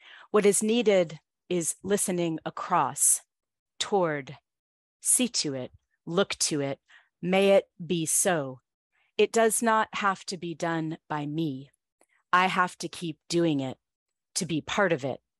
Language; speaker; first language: English; native; English